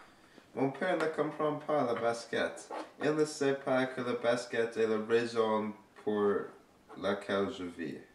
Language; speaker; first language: French; non-native, learner; English